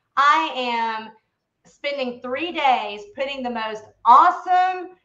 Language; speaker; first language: English; native; English